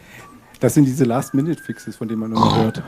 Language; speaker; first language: German; native; German